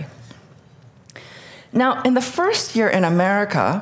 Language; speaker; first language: English; early bilingual, other home language; Korean